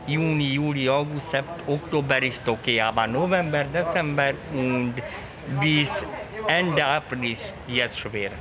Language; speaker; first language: German; non-native, learner; Hungarian